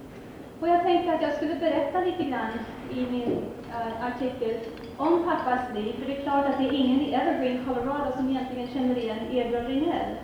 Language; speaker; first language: Swedish; early bilingual, heritage; Swedish